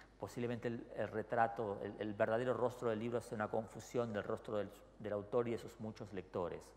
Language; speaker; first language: Spanish; native; Spanish